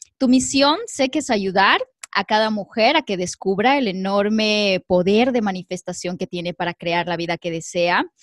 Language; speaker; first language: Spanish; native; Spanish